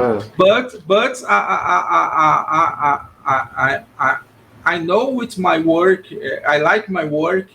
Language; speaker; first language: English; non-native, learner; Portuguese